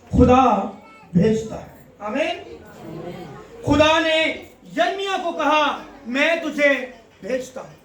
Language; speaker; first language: Urdu; non-native, local second language; Punjabi